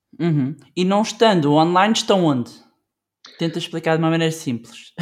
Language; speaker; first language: Portuguese; native; Portuguese